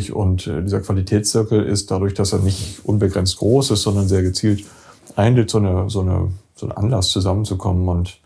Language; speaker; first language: German; native; German